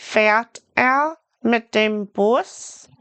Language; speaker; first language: German; non-native, fluent; English